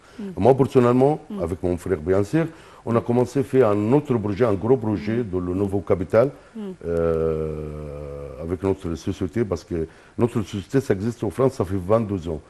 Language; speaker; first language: French; non-native, fluent; Arabic